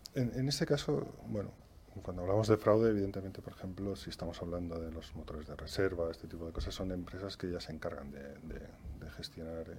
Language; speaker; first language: Spanish; native; Spanish